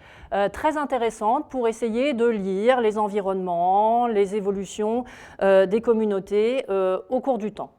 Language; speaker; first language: French; native; French